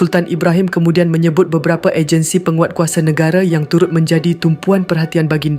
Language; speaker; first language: Malay; native; Malay